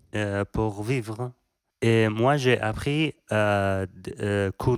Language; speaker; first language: French; non-native, learner; Persian